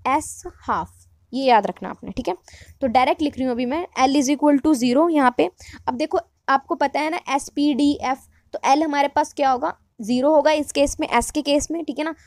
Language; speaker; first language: Hindi; non-native, local second language; Punjabi